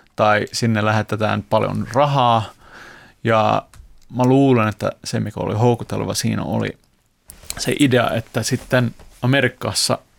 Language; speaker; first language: Finnish; non-native, fluent; English